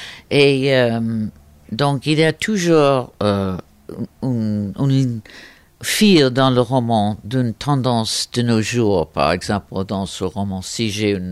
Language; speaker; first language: French; non-native, fluent; English